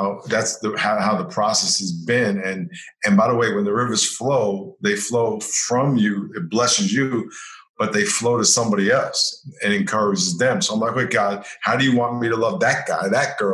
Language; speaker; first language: English; native; English